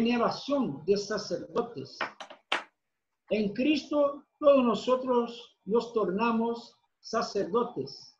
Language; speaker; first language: Spanish; non-native, fluent; Portuguese